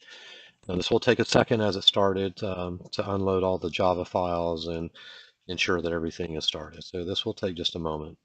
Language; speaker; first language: English; native; English